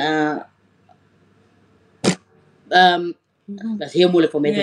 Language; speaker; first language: Dutch; non-native, learner; Vietnamese